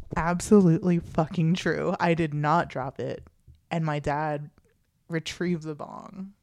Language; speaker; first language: English; early bilingual, other home language; Filipino